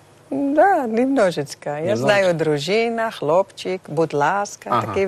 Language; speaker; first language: Russian; non-native, fluent; Dutch